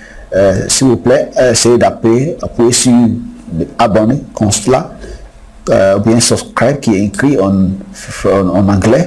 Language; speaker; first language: French; non-native, fluent; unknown